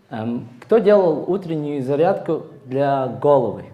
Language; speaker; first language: Russian; non-native, fluent; Latvian